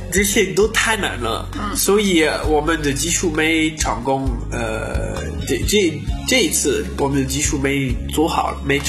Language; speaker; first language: Chinese; non-native, learner; French